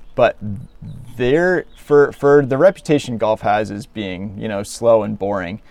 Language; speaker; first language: English; native; English